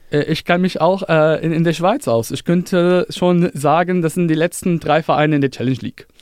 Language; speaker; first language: German; non-native, fluent; Arabic